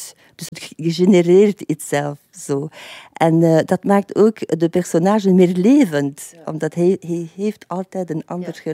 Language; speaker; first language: Dutch; non-native, fluent; French